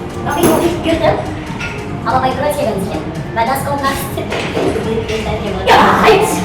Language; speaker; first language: German; non-native, learner; Bulgarian